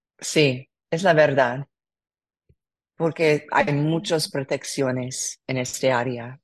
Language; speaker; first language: Spanish; non-native, learner; English